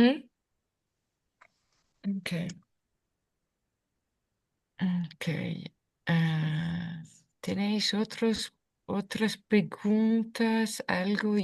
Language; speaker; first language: Spanish; non-native, fluent; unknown